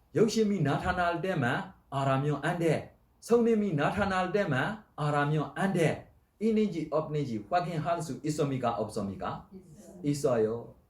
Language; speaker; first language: Korean; non-native, learner; Burmese